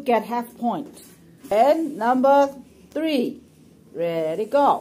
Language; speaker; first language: English; non-native, fluent; Chinese